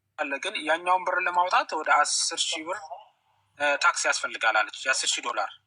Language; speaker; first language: Amharic; native; Amharic